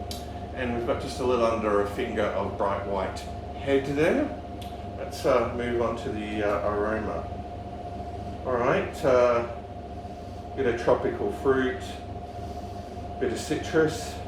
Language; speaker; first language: English; native; English